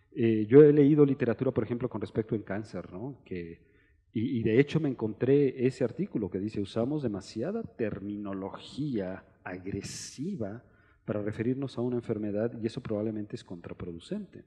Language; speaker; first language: Spanish; native; Spanish